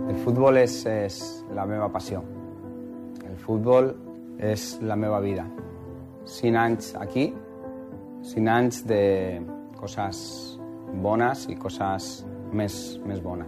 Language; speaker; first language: Catalan; non-native, local second language; Spanish